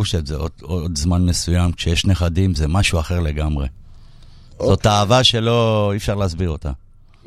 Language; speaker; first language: Hebrew; native; Hebrew